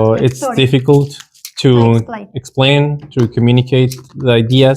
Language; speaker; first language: English; non-native, learner; Spanish